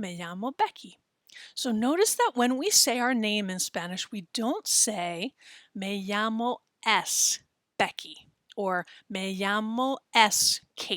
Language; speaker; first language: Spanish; non-native, fluent; English